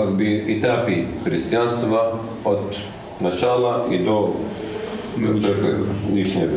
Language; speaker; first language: Russian; non-native, learner; Arabic